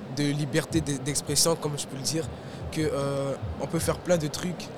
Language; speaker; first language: French; native; French